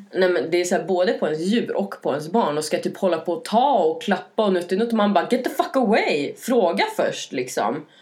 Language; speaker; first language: Swedish; native; Swedish